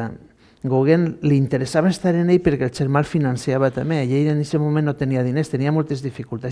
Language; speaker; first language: Catalan; native; Catalan